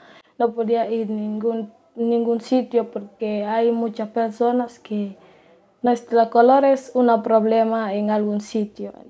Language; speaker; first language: Spanish; non-native, learner; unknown